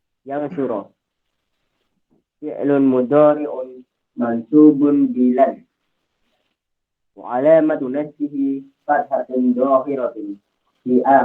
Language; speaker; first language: Arabic; non-native, learner; Indonesian